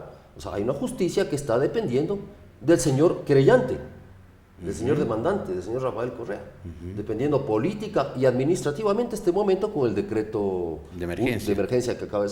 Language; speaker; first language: Spanish; native; Spanish